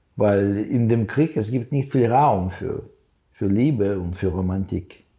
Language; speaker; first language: German; non-native, fluent; Ukrainian